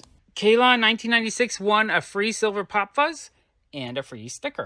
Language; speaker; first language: English; native; English